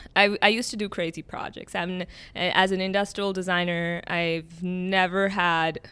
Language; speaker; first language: English; early bilingual, other home language; Arabic